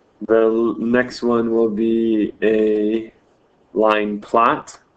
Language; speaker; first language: English; native; English